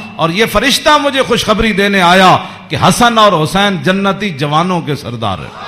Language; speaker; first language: Urdu; non-native, local second language; Punjabi